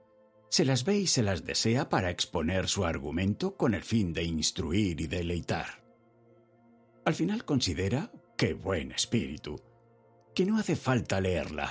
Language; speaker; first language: Spanish; native; Spanish